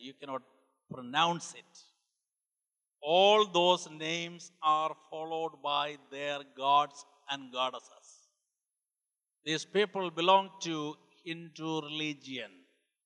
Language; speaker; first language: English; non-native, local second language; Malayalam